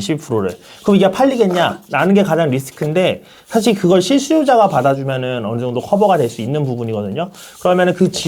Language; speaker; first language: Korean; native; Korean